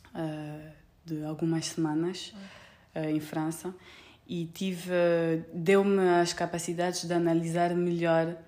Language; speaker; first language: Portuguese; non-native, fluent; French